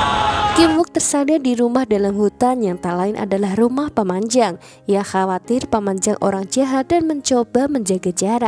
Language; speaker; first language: Indonesian; native; Indonesian